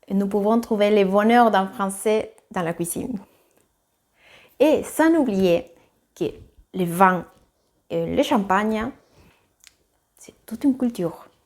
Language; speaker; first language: French; non-native, fluent; Spanish